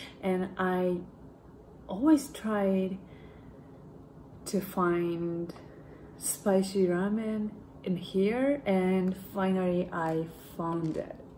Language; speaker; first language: English; non-native, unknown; Japanese